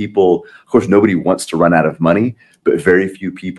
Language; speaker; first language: English; native; English